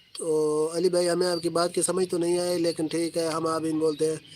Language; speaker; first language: Urdu; non-native, local second language; Punjabi